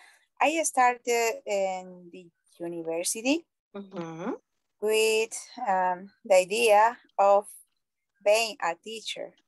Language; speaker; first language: English; non-native, learner; Spanish